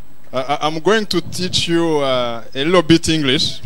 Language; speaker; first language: English; non-native, local second language; Kinyarwanda